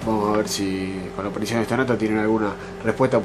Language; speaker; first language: Spanish; native; Spanish